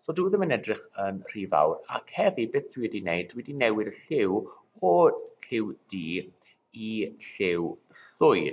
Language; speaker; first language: Welsh; non-native, local second language; English